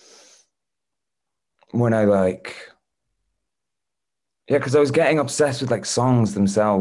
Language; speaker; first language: English; native; English